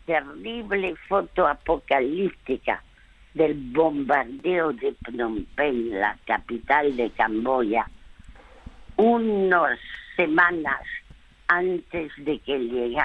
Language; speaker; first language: Spanish; early bilingual, other home language; French